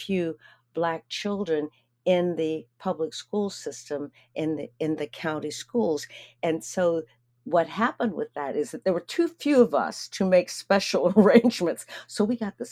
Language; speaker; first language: English; native; English